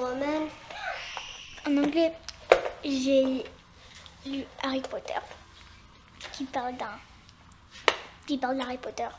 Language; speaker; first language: French; early bilingual, heritage; French